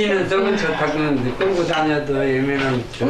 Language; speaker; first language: Korean; native; Korean